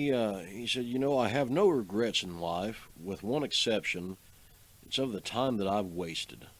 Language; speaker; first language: English; native; English